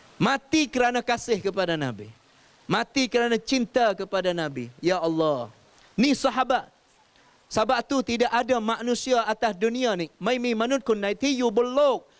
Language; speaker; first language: Malay; native; Malay